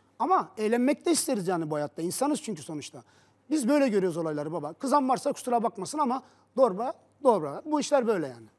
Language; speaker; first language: Turkish; early bilingual, heritage; Turkish